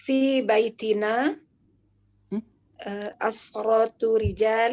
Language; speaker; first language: Arabic; non-native, learner; Indonesian